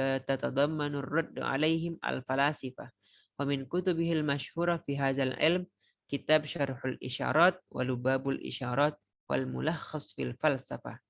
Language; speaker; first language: Arabic; non-native, fluent; Indonesian